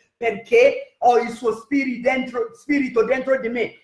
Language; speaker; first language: Italian; non-native, fluent; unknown